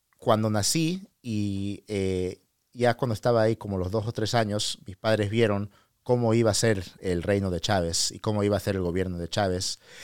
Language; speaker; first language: Spanish; early bilingual, heritage; Spanish